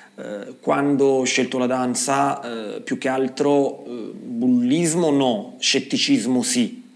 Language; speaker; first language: Italian; native; Italian